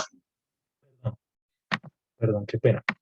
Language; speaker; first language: Spanish; native; Spanish